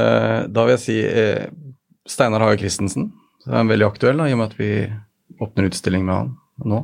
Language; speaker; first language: Norwegian; native; Norwegian